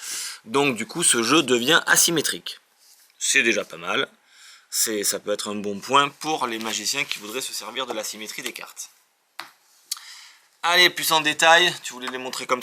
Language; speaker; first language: French; native; French